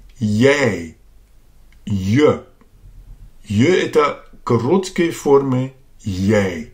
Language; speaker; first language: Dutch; non-native, fluent; Russian